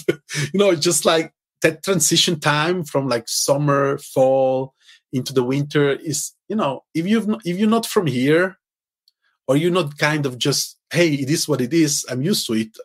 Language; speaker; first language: English; non-native, fluent; Italian